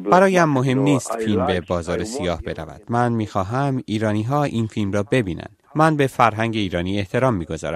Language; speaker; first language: Persian; early bilingual, heritage; Persian